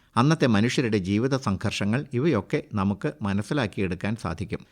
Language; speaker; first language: Malayalam; native; Malayalam